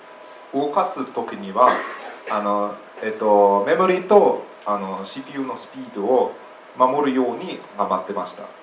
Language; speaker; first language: Japanese; non-native, fluent; English